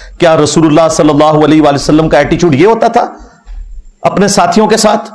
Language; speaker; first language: Urdu; non-native, local second language; Punjabi